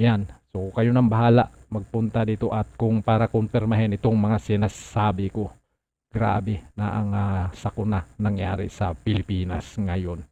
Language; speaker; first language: Filipino; non-native, local second language; Cebuano